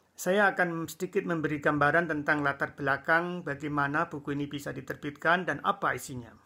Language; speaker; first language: Indonesian; native; Indonesian